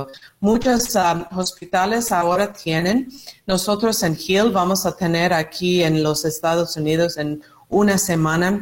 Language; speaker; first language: Spanish; non-native, learner; English